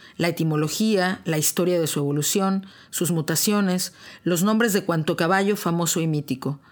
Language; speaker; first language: Spanish; native; Spanish